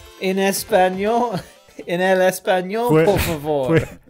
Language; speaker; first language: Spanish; non-native, learner; English